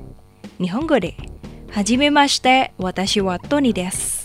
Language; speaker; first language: Japanese; non-native, fluent; Indonesian